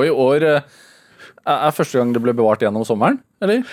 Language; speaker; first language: Norwegian; native; Norwegian